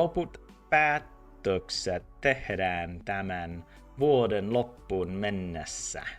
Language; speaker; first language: Finnish; non-native, learner; English